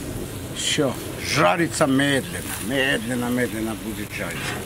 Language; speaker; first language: Russian; non-native, fluent; Armenian